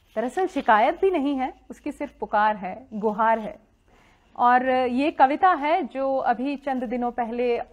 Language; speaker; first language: Hindi; native; Hindi